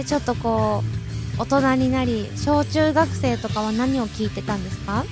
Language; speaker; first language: Japanese; native; Japanese